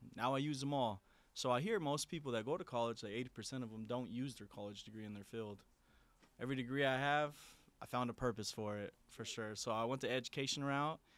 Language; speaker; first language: English; native; English